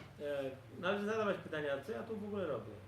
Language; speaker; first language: Polish; native; Polish